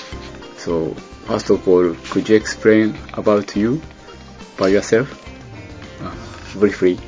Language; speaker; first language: English; non-native, learner; Japanese